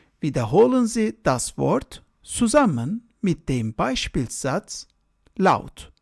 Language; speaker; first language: German; non-native, fluent; Turkish